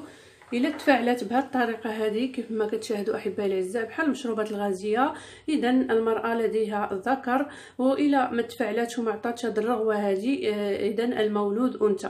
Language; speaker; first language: Arabic; native; Arabic